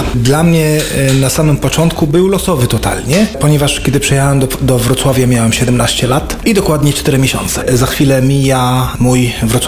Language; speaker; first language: Polish; non-native, fluent; Arabic